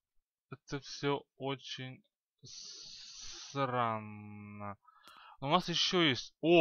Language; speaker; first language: Russian; native; Russian